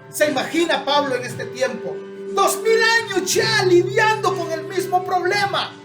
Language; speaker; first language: Spanish; native; Spanish